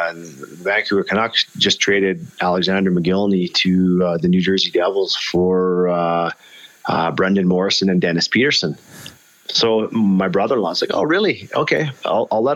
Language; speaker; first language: English; native; English